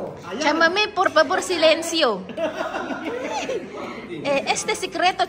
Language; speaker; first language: Spanish; non-native, learner; Filipino